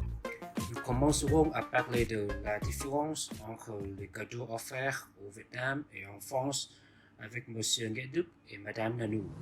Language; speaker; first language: French; non-native, learner; Vietnamese